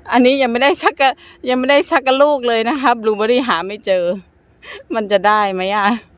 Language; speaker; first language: Thai; native; Thai